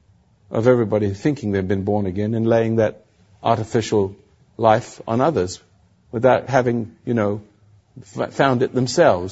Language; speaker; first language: English; native; English